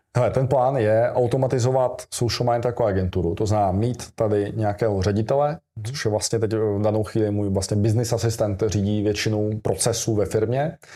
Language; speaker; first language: Czech; early bilingual, other home language; Russian